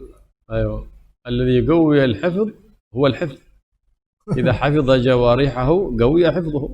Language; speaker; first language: Arabic; native; Arabic